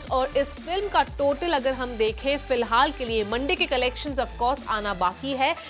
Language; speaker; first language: Hindi; native; Hindi